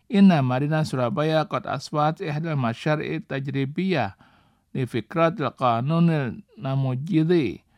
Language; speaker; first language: Arabic; non-native, fluent; Indonesian